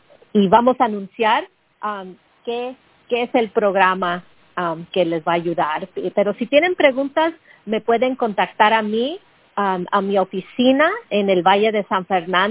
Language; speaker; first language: Spanish; early bilingual, heritage; Spanish